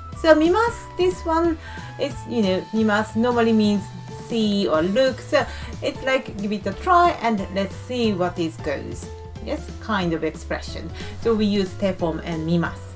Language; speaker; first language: English; non-native, fluent; Japanese